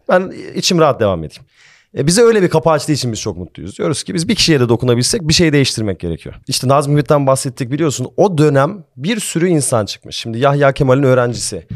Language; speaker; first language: Turkish; early bilingual, heritage; Turkish